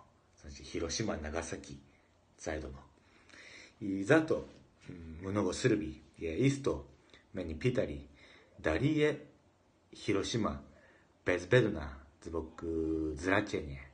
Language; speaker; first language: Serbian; non-native, learner; Japanese